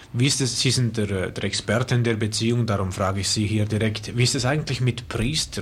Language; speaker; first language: German; native; German